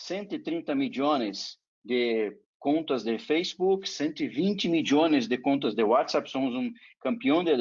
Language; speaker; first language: Spanish; non-native, fluent; Portuguese